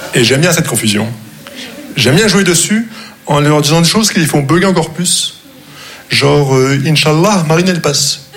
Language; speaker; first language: French; non-native, local second language; Arabic